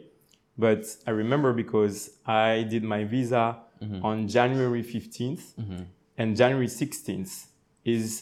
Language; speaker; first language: English; non-native, fluent; French